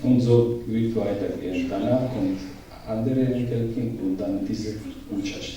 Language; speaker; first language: German; non-native, learner; Georgian